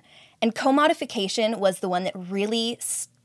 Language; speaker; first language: English; native; English